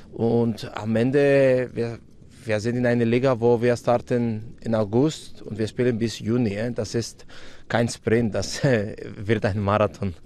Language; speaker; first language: German; non-native, fluent; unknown